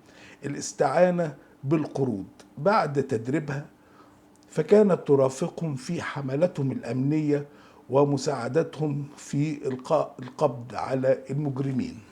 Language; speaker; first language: Arabic; native; Arabic